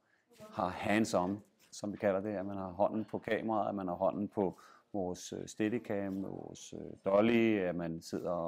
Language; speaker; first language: Danish; native; Danish